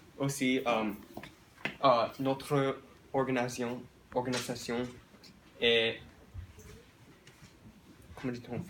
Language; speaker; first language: French; non-native, learner; English